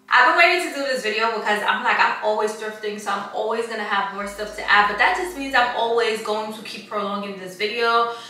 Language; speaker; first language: English; native; English